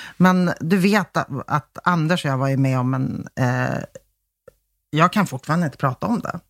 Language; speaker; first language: Swedish; early bilingual, other home language; Polish